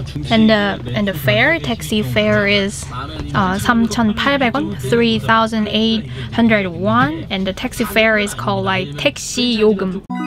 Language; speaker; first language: English; non-native, fluent; Korean